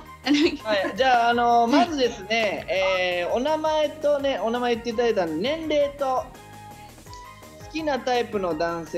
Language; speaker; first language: Japanese; native; Japanese